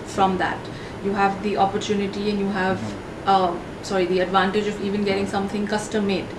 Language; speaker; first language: English; non-native, local second language; Hindi